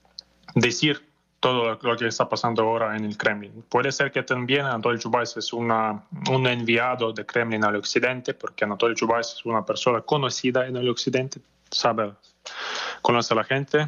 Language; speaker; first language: Spanish; non-native, fluent; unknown